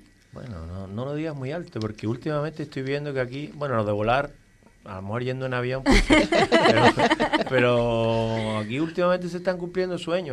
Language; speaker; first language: Spanish; native; Spanish